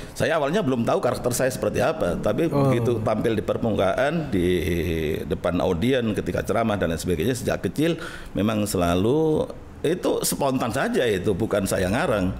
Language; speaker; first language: Indonesian; native; Indonesian